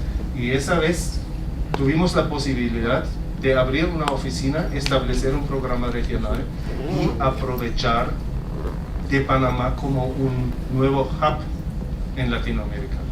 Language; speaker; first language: Spanish; non-native, fluent; German